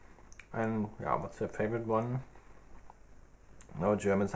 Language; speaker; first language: English; non-native, learner; German